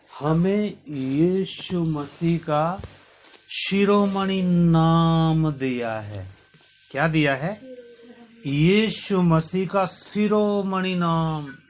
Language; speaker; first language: Hindi; native; Hindi